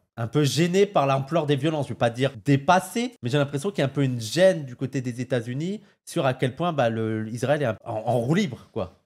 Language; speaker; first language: French; native; French